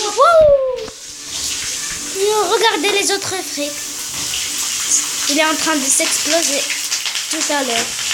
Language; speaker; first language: French; non-native, learner; Arabic